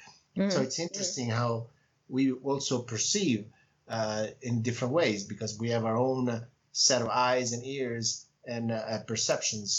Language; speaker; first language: English; non-native, fluent; Italian